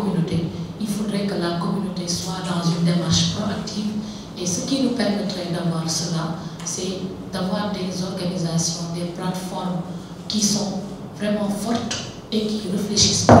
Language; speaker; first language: French; non-native, local second language; Wolof